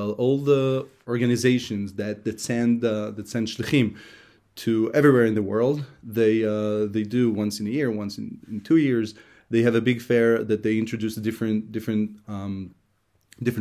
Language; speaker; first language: English; non-native, fluent; Hebrew